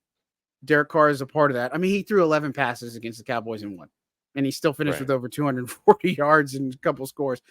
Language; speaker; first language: English; native; English